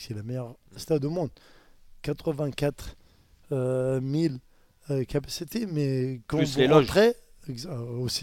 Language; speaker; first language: French; non-native, learner; Arabic